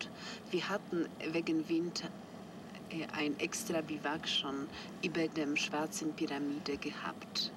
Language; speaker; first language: German; non-native, fluent; Polish